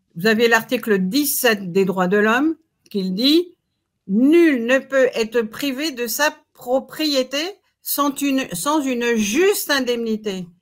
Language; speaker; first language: French; native; French